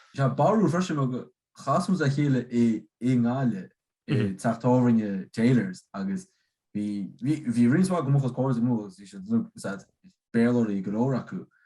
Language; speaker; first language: Irish; native; Irish